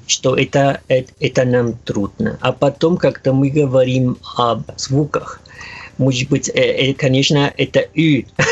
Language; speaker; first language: Russian; non-native, learner; Spanish